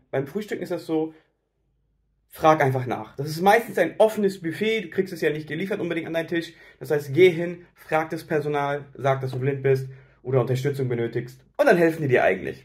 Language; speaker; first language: German; native; German